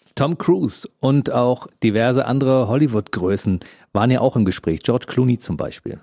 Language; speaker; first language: German; native; German